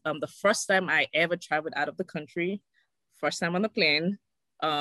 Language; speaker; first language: English; non-native, local second language; Yoruba